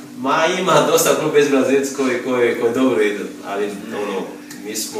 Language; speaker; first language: Croatian; non-native, learner; Portuguese